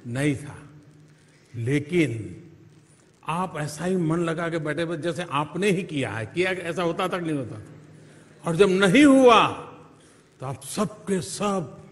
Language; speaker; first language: Hindi; native; Hindi